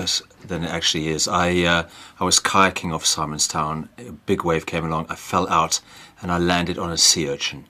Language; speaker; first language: English; native; English